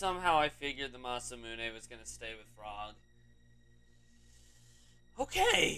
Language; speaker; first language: English; native; English